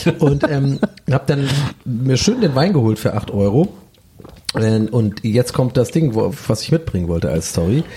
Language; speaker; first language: German; native; German